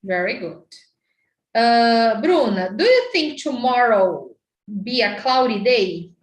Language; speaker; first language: English; non-native, fluent; Portuguese